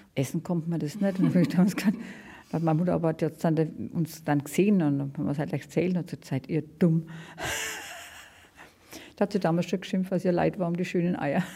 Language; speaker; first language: German; native; German